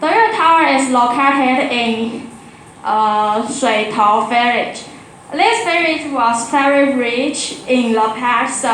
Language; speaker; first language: English; non-native, learner; Chinese